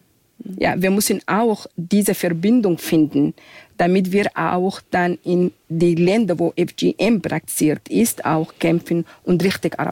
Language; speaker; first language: German; non-native, fluent; Arabic